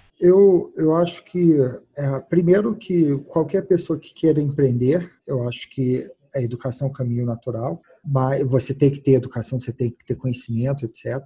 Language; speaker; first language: Portuguese; early bilingual, heritage; Portuguese